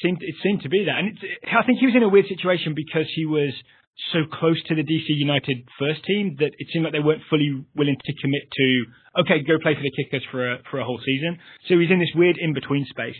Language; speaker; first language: English; native; English